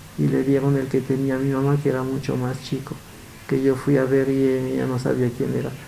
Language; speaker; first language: Spanish; early bilingual, other home language; Yiddish